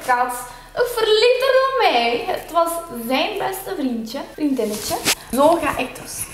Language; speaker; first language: Dutch; early bilingual, other home language; Turkish